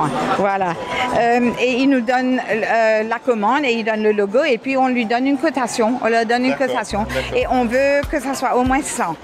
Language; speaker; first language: French; non-native, local second language; Morisyen